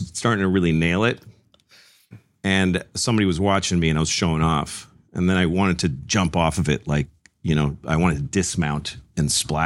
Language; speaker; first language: English; early bilingual, other home language; Spanish